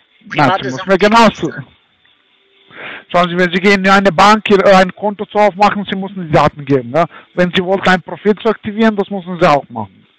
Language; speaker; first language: German; non-native, learner; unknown